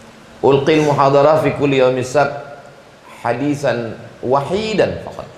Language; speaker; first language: Arabic; non-native, fluent; Indonesian